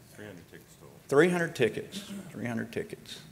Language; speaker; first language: English; native; English